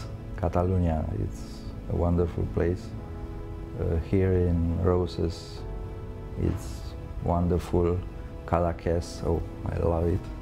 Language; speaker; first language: English; non-native, learner; Romanian